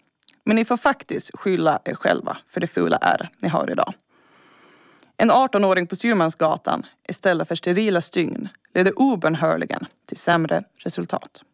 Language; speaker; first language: Swedish; native; Swedish